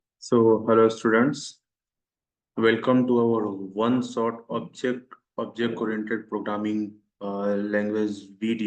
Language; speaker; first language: English; non-native, local second language; Hindi